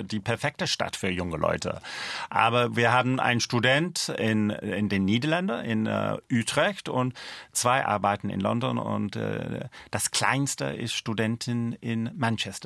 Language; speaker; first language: German; non-native, fluent; English